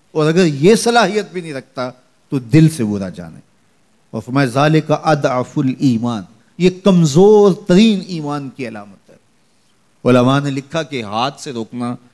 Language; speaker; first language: Urdu; non-native, local second language; Punjabi